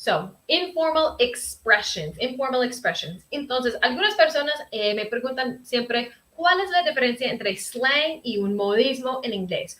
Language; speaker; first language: Spanish; early bilingual, heritage; Spanish